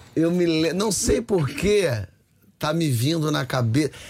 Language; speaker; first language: Portuguese; native; Portuguese